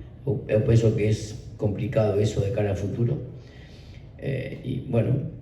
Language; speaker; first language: Portuguese; non-native, learner; Spanish